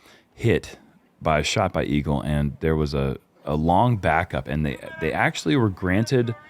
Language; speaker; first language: English; native; English